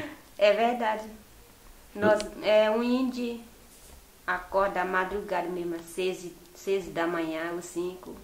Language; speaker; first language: Portuguese; non-native, local second language; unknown